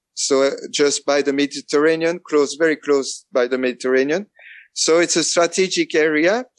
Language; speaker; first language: English; non-native, fluent; French